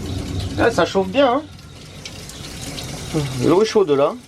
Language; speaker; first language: French; native; French